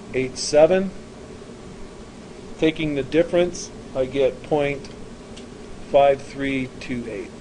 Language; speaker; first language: English; native; English